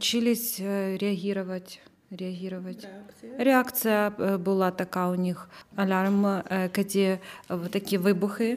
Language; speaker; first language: Slovak; non-native, learner; Ukrainian